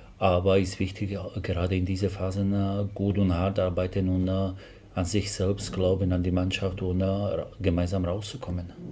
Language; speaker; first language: German; non-native, fluent; Slovak